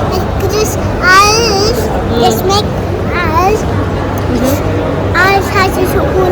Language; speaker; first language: German; early bilingual, other home language; Telugu